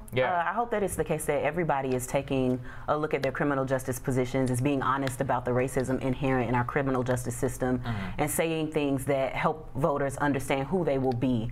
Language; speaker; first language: English; native; English